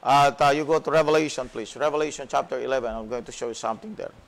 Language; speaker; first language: English; non-native, local second language; Filipino